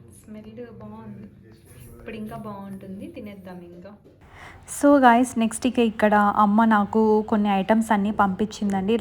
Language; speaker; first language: Telugu; non-native, local second language; Lambadi